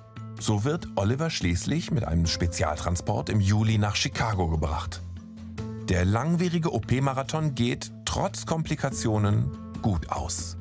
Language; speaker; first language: German; native; German